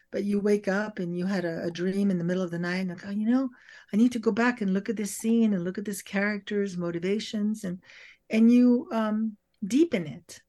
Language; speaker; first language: English; early bilingual, other home language; French